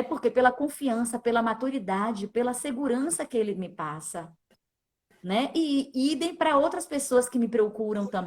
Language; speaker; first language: Portuguese; native; Portuguese